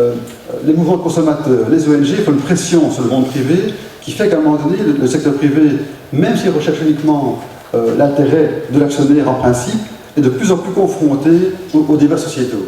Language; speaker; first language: French; native; French